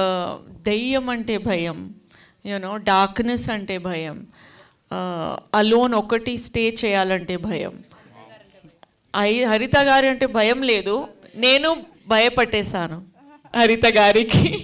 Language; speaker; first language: Telugu; non-native, learner; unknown